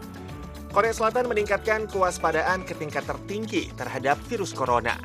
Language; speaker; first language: Indonesian; native; Indonesian